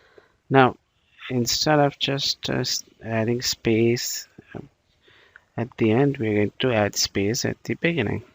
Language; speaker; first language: English; non-native, local second language; Bangla